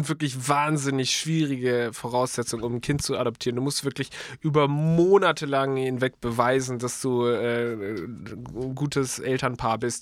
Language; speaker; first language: German; native; German